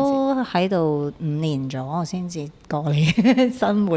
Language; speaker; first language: Cantonese; native; Cantonese